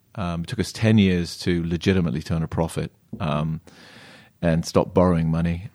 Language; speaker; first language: English; native; English